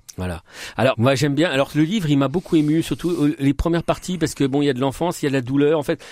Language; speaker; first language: French; native; French